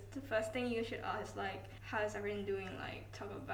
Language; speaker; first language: English; non-native, local second language; Cantonese